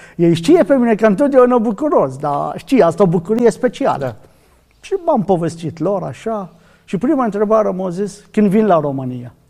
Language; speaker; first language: Romanian; non-native, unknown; Arabic